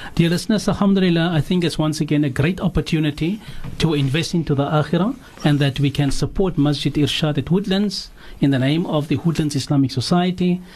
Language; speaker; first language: English; native; English